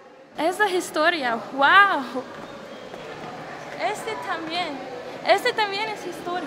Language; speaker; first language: Spanish; non-native, learner; English